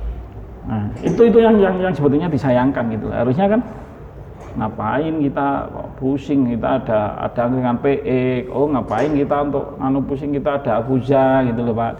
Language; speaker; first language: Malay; non-native, local second language; Javanese